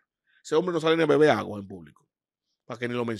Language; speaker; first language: Spanish; native; Spanish